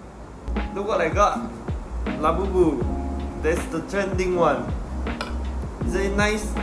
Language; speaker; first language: English; non-native, local second language; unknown